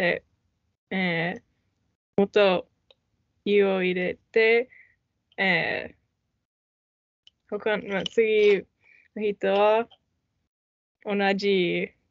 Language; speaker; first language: Japanese; non-native, learner; English